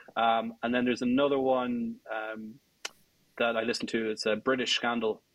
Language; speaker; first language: English; native; English